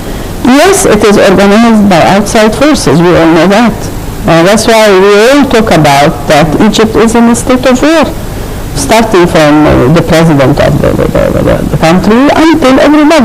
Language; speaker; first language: English; non-native, fluent; Arabic